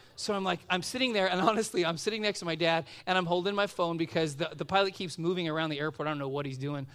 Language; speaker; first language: English; native; English